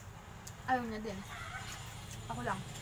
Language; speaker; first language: Filipino; native; Filipino